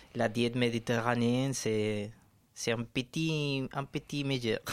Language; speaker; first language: French; non-native, fluent; Spanish